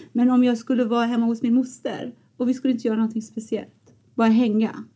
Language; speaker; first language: Swedish; non-native, fluent; Persian